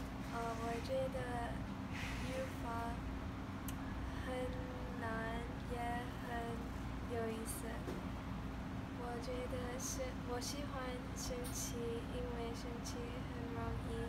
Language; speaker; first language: Chinese; non-native, learner; English